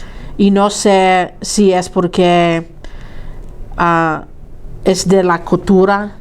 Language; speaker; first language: Spanish; early bilingual, heritage; Spanish